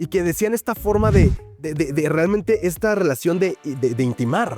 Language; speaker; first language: Spanish; native; Spanish